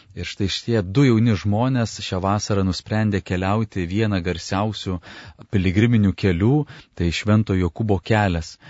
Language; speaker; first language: Lithuanian; native; Lithuanian